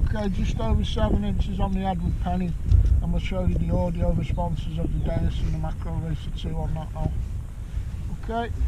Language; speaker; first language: English; native; English